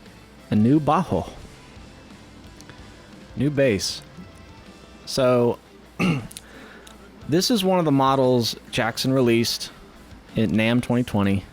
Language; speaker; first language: English; native; English